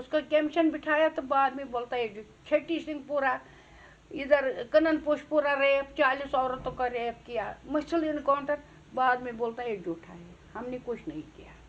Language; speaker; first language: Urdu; non-native, local second language; Kashmiri